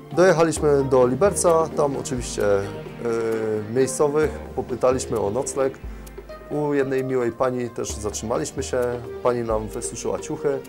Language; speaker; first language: Polish; native; Polish